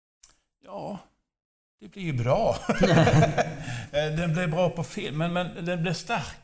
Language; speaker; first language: Swedish; non-native, fluent; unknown